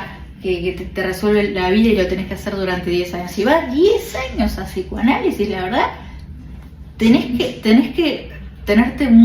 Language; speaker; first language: Spanish; native; Spanish